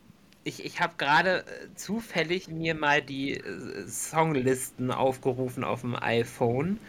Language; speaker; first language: German; native; German